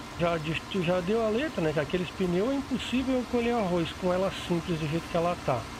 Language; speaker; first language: Portuguese; native; Portuguese